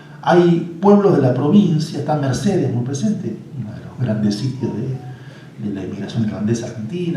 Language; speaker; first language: Spanish; native; Spanish